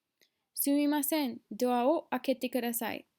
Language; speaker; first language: Japanese; non-native, fluent; English